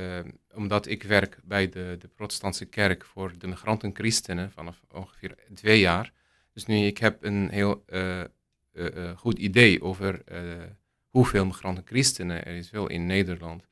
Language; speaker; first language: Dutch; non-native, learner; Arabic